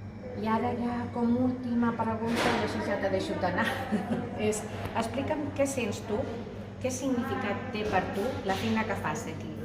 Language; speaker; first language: Catalan; native; Catalan